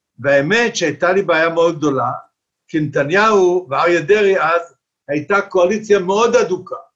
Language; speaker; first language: Hebrew; early bilingual, other home language; Arabic